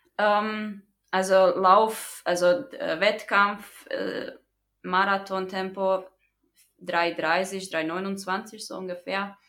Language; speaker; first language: German; non-native, fluent; Croatian